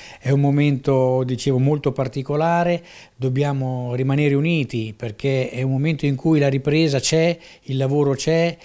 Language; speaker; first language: Italian; native; Italian